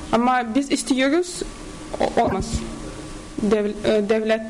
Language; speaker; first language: Turkish; non-native, learner; Tatar